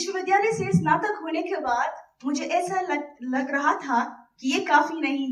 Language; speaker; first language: Hindi; non-native, fluent; Arabic